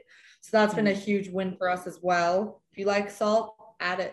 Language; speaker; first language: English; native; English